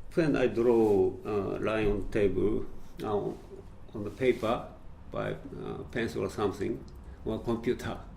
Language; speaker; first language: English; non-native, fluent; Japanese